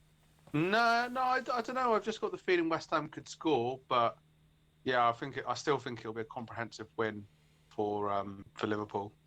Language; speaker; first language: English; native; English